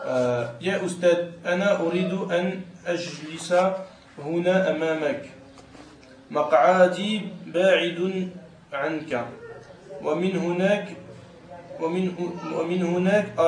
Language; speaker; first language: Arabic; non-native, learner; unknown